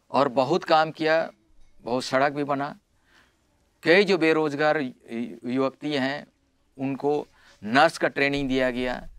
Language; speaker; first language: Hindi; non-native, local second language; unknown